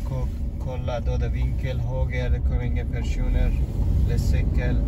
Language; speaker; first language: Swedish; non-native, fluent; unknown